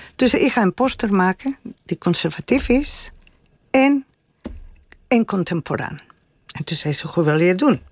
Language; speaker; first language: Dutch; non-native, fluent; Spanish